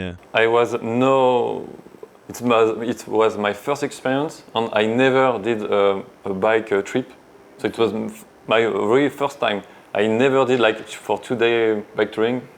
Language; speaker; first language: English; non-native, learner; French